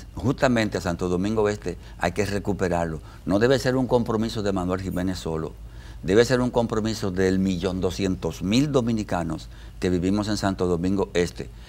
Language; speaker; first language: Spanish; native; Spanish